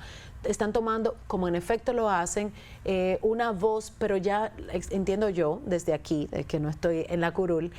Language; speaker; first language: Spanish; native; Spanish